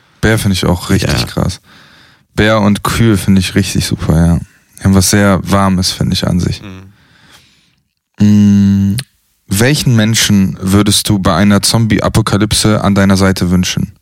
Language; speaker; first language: German; native; German